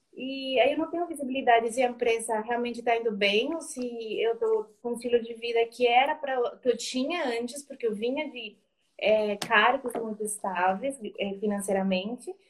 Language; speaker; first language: Portuguese; non-native, fluent; Spanish